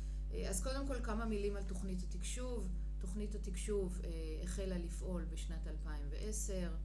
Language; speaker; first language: Hebrew; native; Hebrew